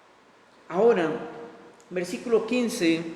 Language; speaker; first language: Spanish; native; Spanish